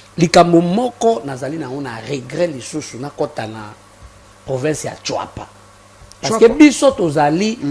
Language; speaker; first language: Lingala; non-native, local second language; Mongo